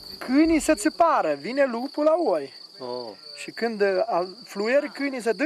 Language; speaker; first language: Romanian; native; Romanian